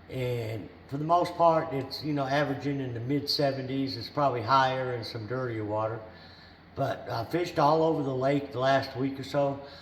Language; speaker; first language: English; native; English